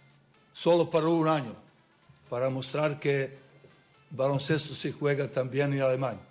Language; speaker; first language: Spanish; non-native, learner; Serbian